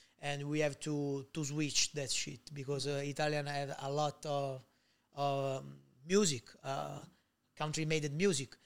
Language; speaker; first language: English; non-native, learner; Italian